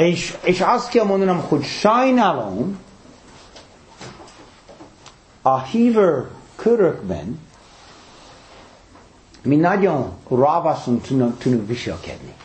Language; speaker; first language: Hungarian; non-native, fluent; English